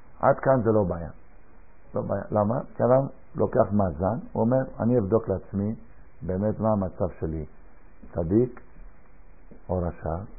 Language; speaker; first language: Hebrew; non-native, fluent; Spanish